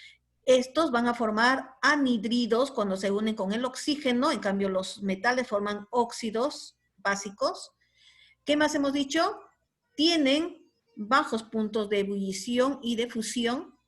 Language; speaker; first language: Spanish; native; Spanish